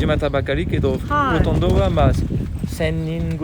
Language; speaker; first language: Japanese; non-native, fluent; French